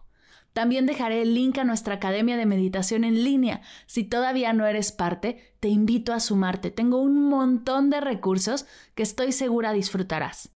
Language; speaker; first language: Spanish; native; Spanish